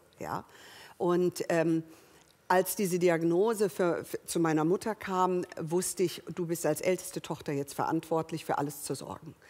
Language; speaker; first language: German; early bilingual, other home language; English